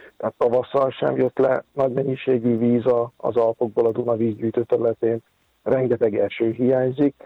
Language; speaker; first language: Hungarian; native; Hungarian